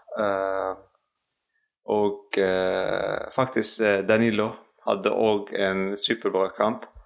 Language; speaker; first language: Norwegian; non-native, fluent; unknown